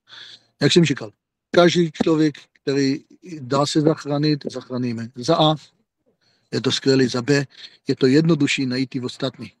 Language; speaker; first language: Czech; non-native, fluent; Hebrew